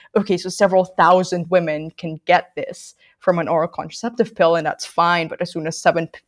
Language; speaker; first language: English; non-native, local second language; Filipino